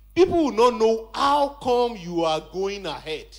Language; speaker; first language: English; non-native, local second language; Yoruba